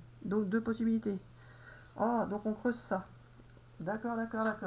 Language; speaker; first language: French; native; French